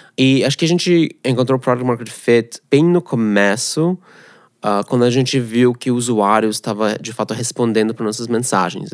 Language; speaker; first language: Portuguese; non-native, fluent; Russian